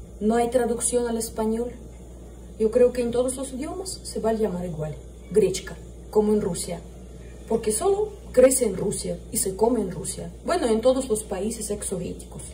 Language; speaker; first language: Spanish; non-native, fluent; Russian